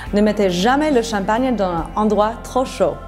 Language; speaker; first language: French; non-native, fluent; English